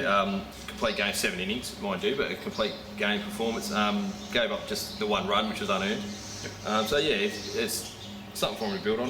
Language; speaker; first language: English; native; English